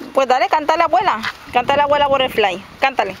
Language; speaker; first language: Spanish; native; Spanish